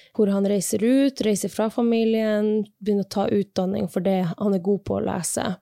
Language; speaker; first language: Norwegian; non-native, local second language; Northern Sami